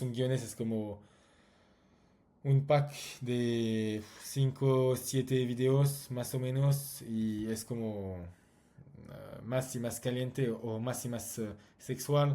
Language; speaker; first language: Spanish; non-native, learner; French